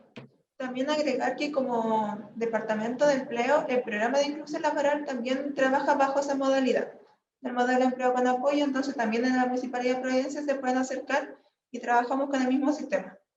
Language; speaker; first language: Spanish; native; Spanish